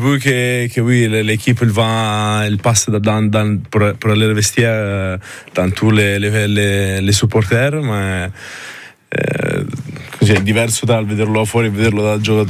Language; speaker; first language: French; non-native, learner; Italian